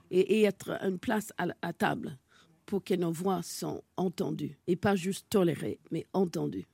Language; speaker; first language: French; non-native, fluent; English